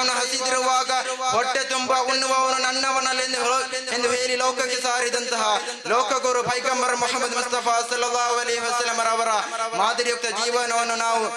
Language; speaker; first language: Kannada; non-native, local second language; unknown